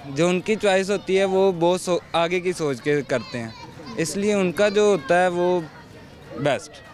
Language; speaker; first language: Urdu; native; Urdu